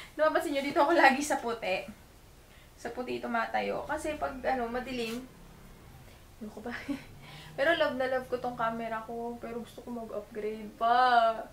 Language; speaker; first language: Filipino; native; Filipino